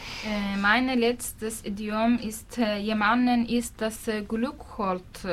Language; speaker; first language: German; non-native, learner; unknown